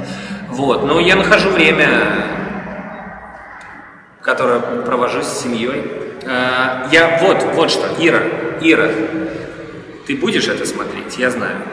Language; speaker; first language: Russian; native; Russian